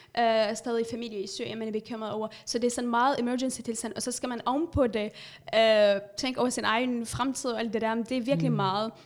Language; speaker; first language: Danish; non-native, fluent; Arabic